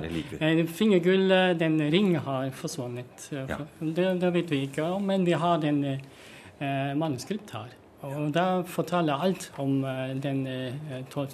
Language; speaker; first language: Norwegian; non-native, learner; German